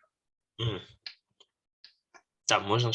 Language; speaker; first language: Russian; non-native, fluent; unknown